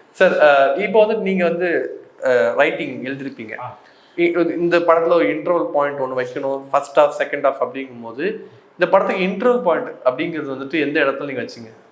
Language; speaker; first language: Tamil; native; Tamil